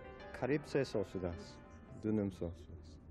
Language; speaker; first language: Persian; non-native, learner; English